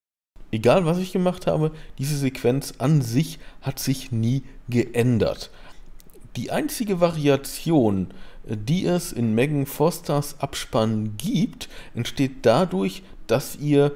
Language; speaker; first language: German; native; German